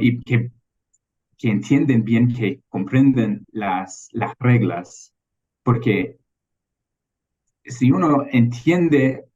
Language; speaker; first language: Spanish; non-native, fluent; English